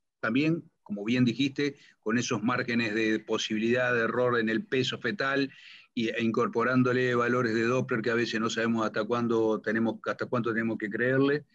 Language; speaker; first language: Spanish; native; Spanish